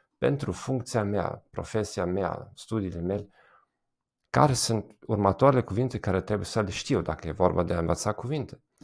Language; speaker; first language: Romanian; non-native, fluent; German